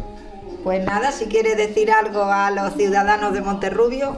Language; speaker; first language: Spanish; native; Spanish